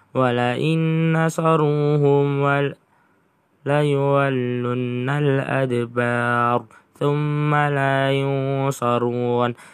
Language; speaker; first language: Arabic; non-native, learner; Indonesian